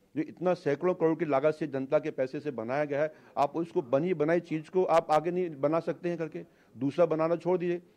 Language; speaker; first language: Hindi; native; Hindi